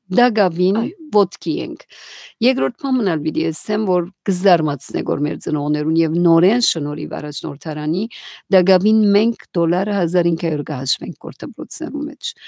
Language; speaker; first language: Armenian; native; Armenian